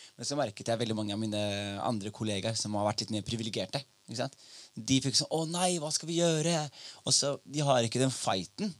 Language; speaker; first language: Norwegian; early bilingual, other home language; Somali